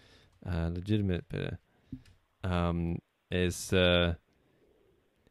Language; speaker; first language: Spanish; non-native, learner; English